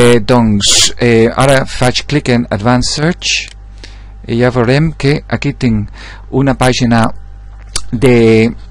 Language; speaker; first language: Catalan; non-native, local second language; Spanish